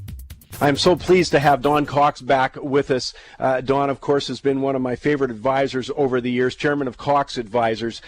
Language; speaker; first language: English; native; English